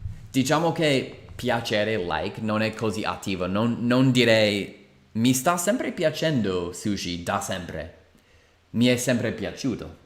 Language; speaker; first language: Italian; non-native, fluent; English